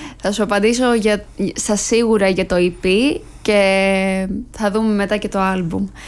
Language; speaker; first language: Greek; early bilingual, other home language; Albanian